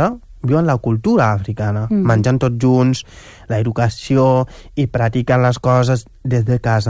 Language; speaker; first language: Catalan; non-native, local second language; Wolof